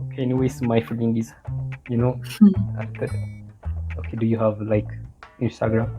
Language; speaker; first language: English; non-native, learner; Amharic